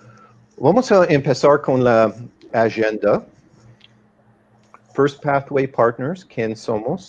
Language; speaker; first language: Spanish; non-native, fluent; English